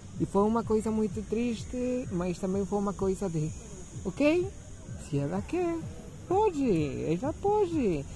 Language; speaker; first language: Portuguese; non-native, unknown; Spanish